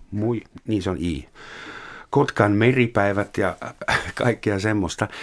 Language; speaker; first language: Finnish; non-native, fluent; German